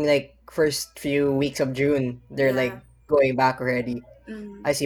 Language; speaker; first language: English; non-native, local second language; Filipino